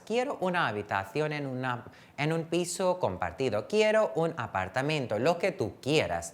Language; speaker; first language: Spanish; non-native, fluent; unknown